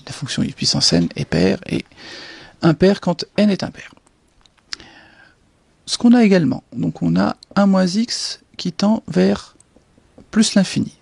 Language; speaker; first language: French; native; French